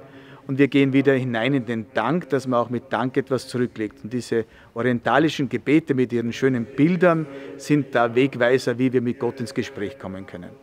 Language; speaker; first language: German; native; German